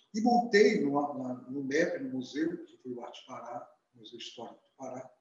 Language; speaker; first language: Portuguese; native; Portuguese